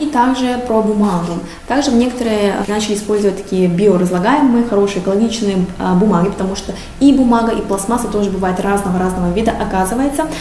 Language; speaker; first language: Russian; non-native, fluent; Korean